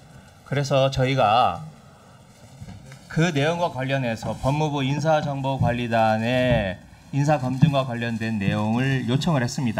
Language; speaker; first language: Korean; native; Korean